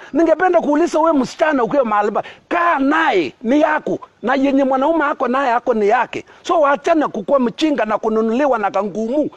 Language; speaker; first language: Swahili; non-native, local second language; Kalenjin